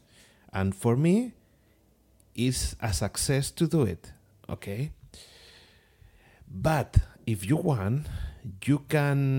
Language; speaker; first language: English; non-native, learner; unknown